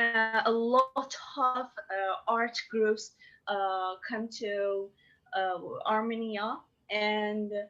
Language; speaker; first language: English; non-native, learner; Persian